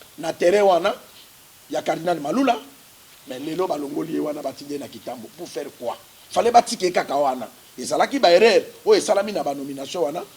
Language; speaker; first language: Lingala; native; Lingala